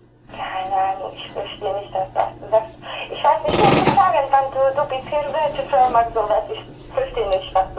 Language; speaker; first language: German; non-native, learner; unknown